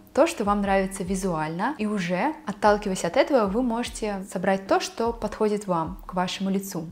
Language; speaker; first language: Russian; native; Russian